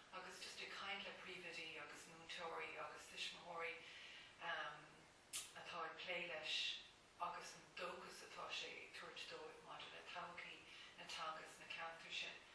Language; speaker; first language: Irish; non-native, local second language; English